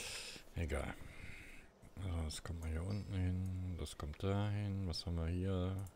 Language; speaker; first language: German; native; German